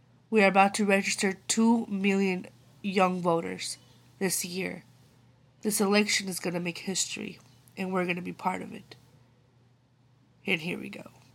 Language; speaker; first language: English; early bilingual, other home language; Spanish